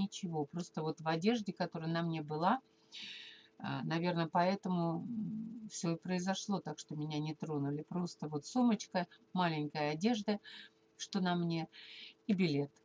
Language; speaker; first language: Russian; native; Russian